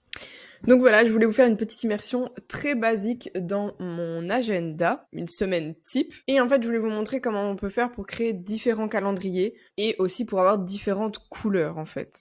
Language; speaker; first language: French; native; French